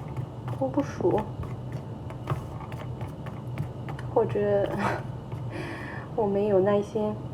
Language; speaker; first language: Chinese; early bilingual, heritage; Chinese